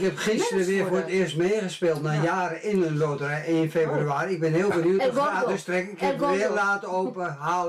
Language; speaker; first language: Dutch; native; Dutch